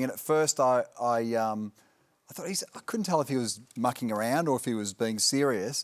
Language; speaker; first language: English; native; English